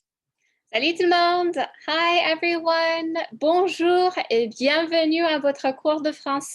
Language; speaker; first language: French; non-native, fluent; English